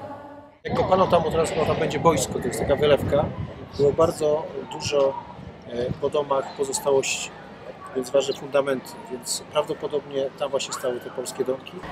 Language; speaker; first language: Polish; native; Polish